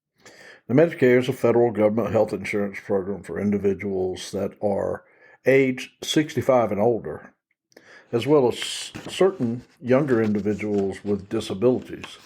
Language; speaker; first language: English; native; English